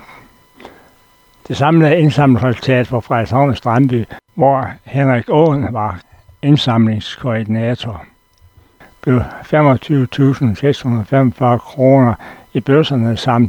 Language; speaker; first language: Danish; native; Danish